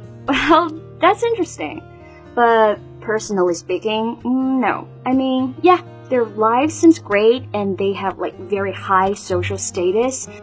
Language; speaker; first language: English; non-native, fluent; Chinese